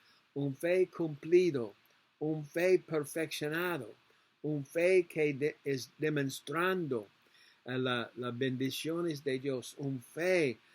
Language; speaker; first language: Spanish; non-native, learner; English